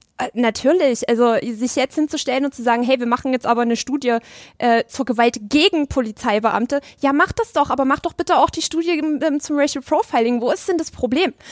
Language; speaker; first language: German; native; German